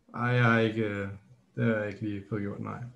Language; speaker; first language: Danish; native; Danish